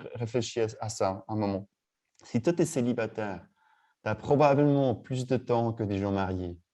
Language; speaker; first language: French; native; French